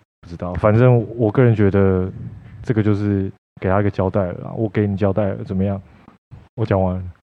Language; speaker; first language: Chinese; native; Chinese